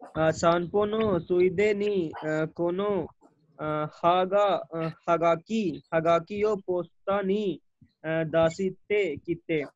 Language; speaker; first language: Japanese; non-native, learner; Hindi